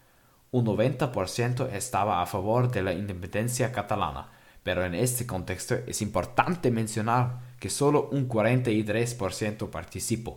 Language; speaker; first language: Spanish; non-native, learner; German